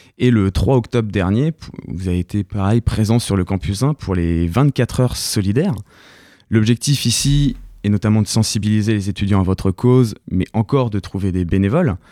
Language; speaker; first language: French; native; French